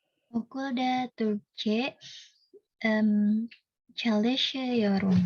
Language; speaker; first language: Turkish; non-native, learner; Indonesian